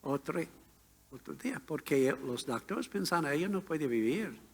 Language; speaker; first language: Spanish; non-native, learner; English